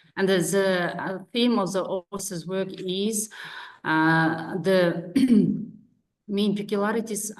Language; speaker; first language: English; non-native, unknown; Kazakh